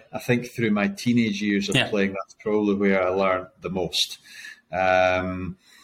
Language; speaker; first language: English; native; English